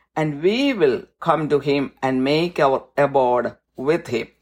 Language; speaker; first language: English; non-native, local second language; Malayalam